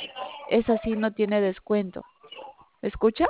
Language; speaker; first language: Spanish; native; Spanish